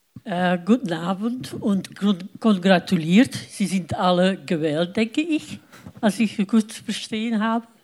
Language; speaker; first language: German; non-native, learner; Dutch